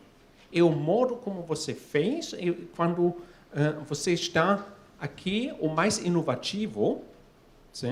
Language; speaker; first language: Portuguese; non-native, fluent; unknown